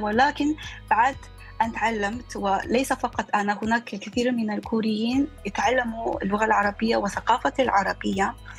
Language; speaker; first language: Arabic; non-native, fluent; Korean